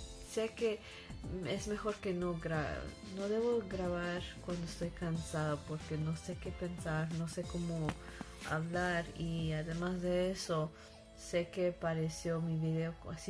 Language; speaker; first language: Spanish; early bilingual, heritage; Spanish